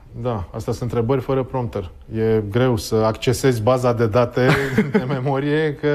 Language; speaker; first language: Romanian; native; Romanian